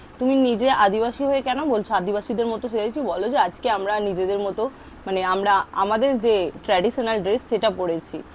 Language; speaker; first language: Bangla; non-native, local second language; Santali